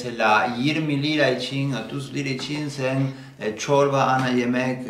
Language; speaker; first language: Turkish; non-native, learner; Spanish